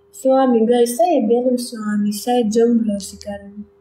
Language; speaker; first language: Indonesian; non-native, learner; Ukrainian